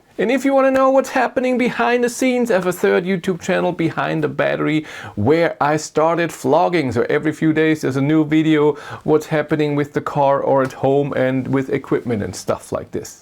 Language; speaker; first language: English; non-native, fluent; German